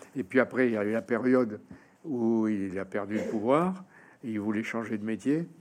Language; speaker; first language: French; native; French